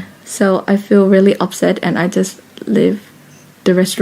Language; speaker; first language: English; non-native, fluent; Thai